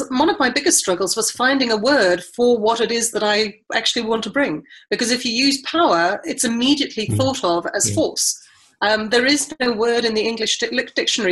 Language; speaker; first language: English; native; English